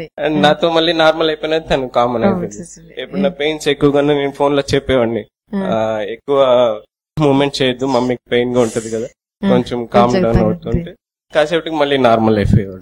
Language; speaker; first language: Telugu; native; Telugu